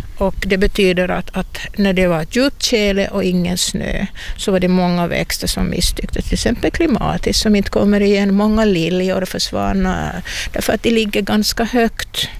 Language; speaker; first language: Swedish; native; Swedish